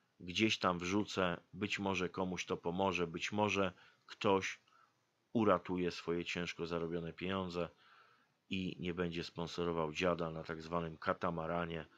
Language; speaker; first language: Polish; native; Polish